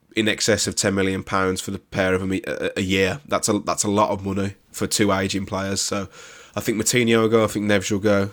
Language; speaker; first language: English; native; English